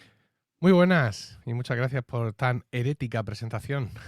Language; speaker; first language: Spanish; native; Spanish